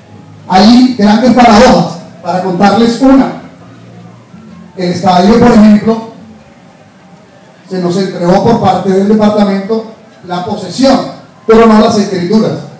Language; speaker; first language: Spanish; native; Spanish